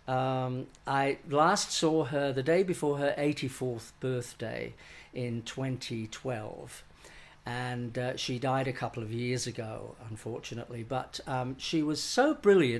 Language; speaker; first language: English; native; English